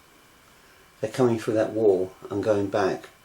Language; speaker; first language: English; native; English